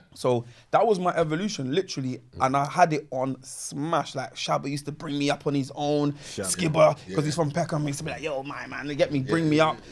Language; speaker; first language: English; native; English